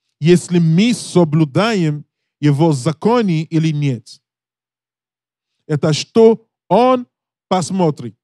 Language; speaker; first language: Russian; non-native, learner; English